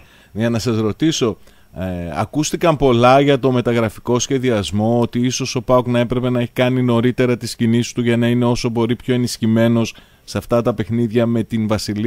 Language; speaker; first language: Greek; native; Greek